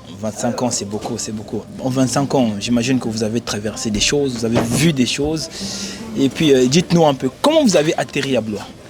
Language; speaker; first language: French; non-native, local second language; Lingala